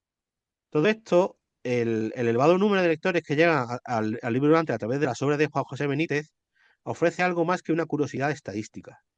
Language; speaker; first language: Spanish; native; Spanish